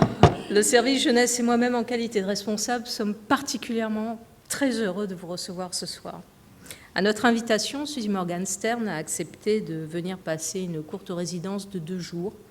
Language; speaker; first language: French; native; French